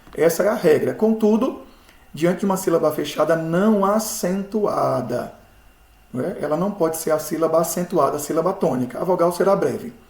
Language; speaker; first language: Portuguese; native; Portuguese